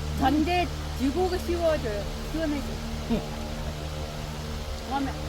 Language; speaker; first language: Korean; non-native, learner; Vietnamese